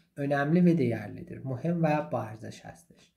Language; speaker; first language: Turkish; non-native, fluent; Persian